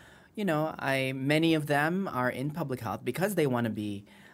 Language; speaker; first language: English; native; English